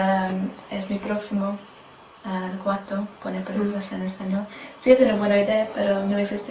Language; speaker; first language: Spanish; non-native, learner; English